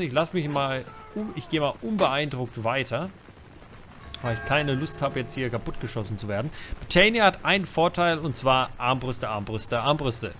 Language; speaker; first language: German; native; German